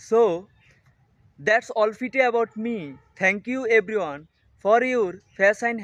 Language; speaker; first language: English; non-native, learner; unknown